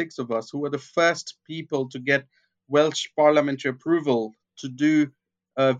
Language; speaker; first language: English; non-native, local second language; Gujarati